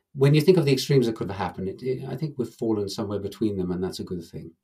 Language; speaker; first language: English; native; English